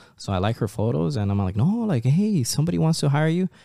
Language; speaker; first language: English; early bilingual, other home language; Spanish